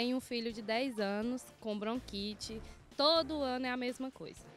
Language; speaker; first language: Portuguese; native; Portuguese